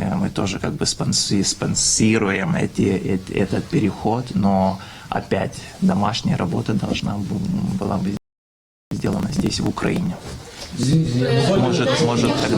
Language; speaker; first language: Russian; non-native, fluent; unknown